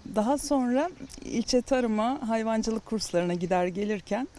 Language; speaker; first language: Turkish; native; Turkish